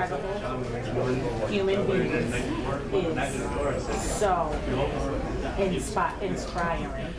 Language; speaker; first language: English; native; English